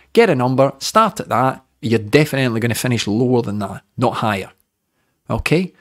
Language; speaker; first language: English; native; English